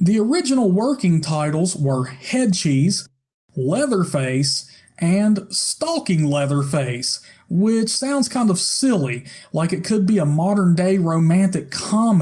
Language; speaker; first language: English; native; English